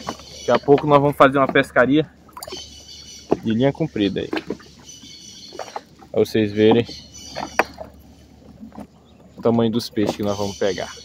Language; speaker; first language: Portuguese; native; Portuguese